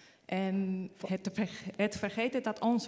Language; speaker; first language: Dutch; non-native, learner; Spanish